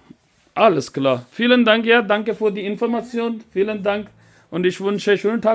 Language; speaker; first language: German; non-native, learner; Urdu